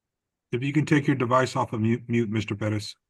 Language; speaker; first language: English; native; English